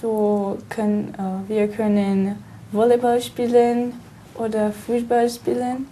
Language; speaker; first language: German; non-native, learner; Portuguese